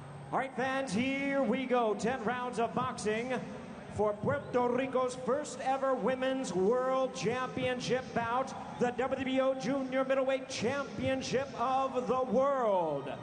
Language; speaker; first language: English; native; English